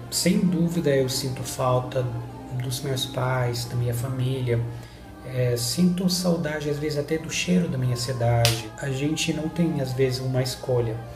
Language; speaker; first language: Portuguese; non-native, fluent; Arabic